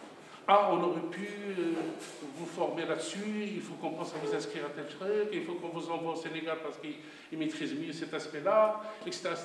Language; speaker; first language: French; non-native, local second language; Arabic